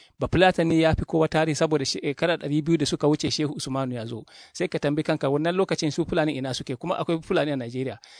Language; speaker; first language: Hausa; non-native, local second language; Fula